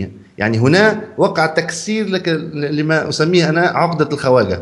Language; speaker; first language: Arabic; native; Arabic